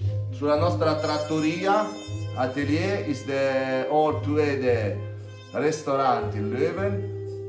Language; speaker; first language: English; non-native, learner; Italian